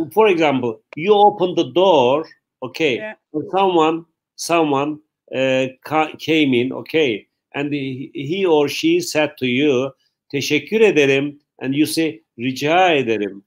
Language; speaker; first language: English; non-native, fluent; Turkish